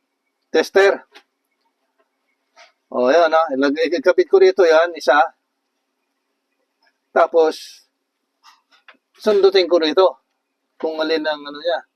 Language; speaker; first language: Filipino; native; Filipino